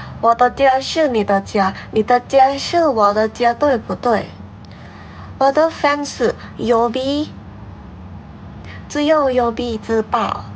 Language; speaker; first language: Chinese; non-native, learner; Thai